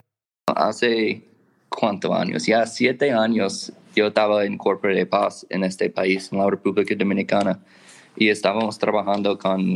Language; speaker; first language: Spanish; non-native, fluent; English